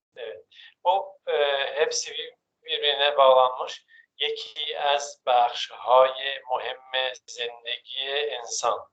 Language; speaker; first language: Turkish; non-native, fluent; Persian